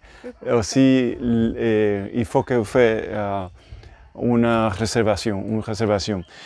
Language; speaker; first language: French; non-native, learner; English